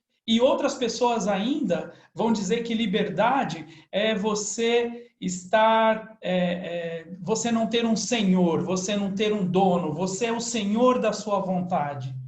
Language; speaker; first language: Portuguese; native; Portuguese